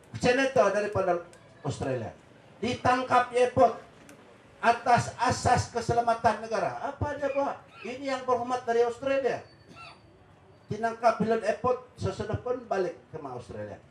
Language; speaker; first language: Malay; non-native, local second language; Central Dusun